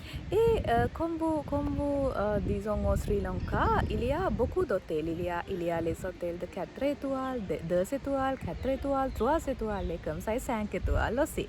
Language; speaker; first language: French; non-native, learner; Sinhala